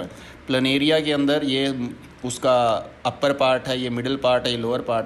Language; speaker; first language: Hindi; native; Hindi